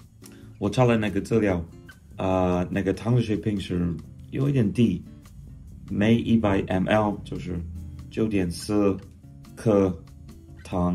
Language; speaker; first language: Chinese; non-native, fluent; English